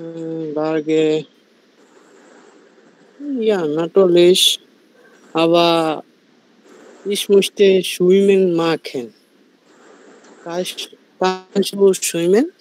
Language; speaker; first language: German; non-native, learner; Bangla